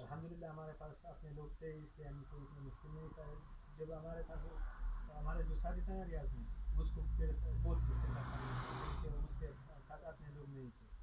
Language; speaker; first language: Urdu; non-native, local second language; Pashto